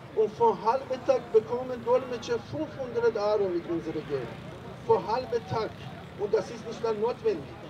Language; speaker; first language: German; non-native, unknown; Persian